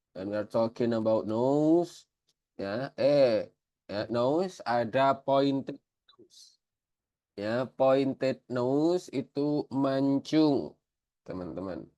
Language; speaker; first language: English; non-native, fluent; Indonesian